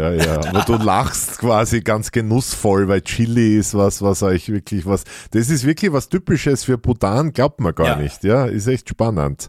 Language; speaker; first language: German; native; German